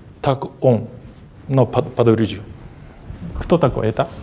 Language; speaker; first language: Russian; non-native, fluent; Japanese